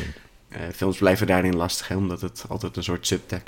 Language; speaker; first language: Dutch; native; Dutch